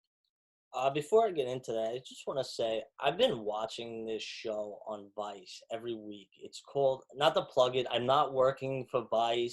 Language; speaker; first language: English; native; English